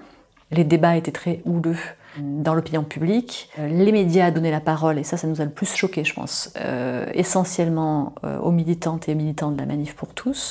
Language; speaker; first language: French; native; French